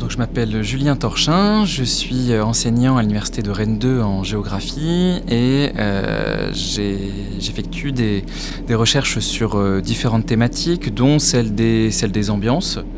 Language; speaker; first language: French; native; French